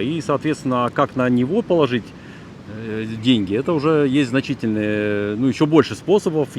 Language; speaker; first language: Russian; native; Russian